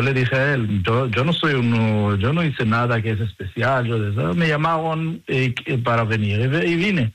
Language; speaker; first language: Spanish; non-native, fluent; Hebrew